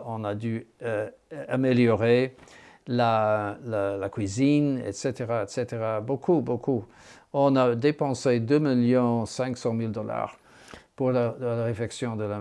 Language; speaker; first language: French; non-native, fluent; English